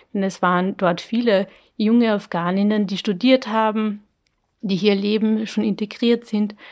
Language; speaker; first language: German; native; German